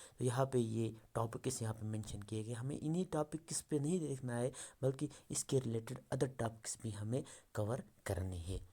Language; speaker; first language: Urdu; non-native, local second language; Kashmiri